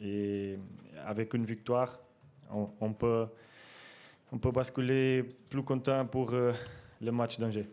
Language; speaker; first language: French; non-native, fluent; Portuguese